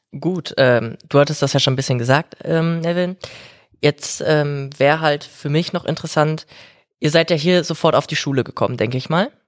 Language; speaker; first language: German; native; German